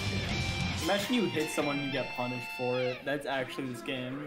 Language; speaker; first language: English; native; English